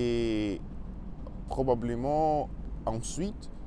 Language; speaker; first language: French; non-native, learner; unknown